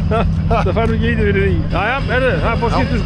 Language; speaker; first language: Icelandic; native; Icelandic